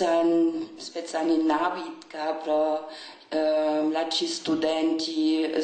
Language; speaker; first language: Czech; non-native, learner; German